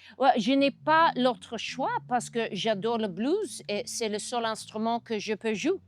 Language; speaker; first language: French; non-native, learner; English